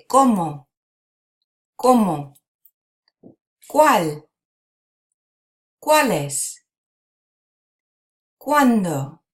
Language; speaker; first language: Spanish; non-native, fluent; English